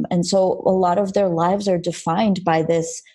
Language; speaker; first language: English; early bilingual, other home language; Armenian